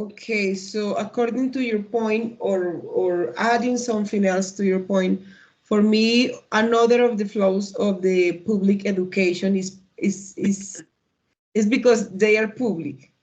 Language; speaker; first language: English; non-native, learner; Spanish